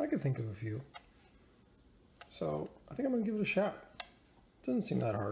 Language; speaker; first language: English; native; English